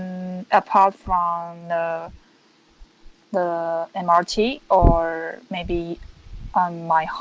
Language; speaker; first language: English; non-native, learner; Chinese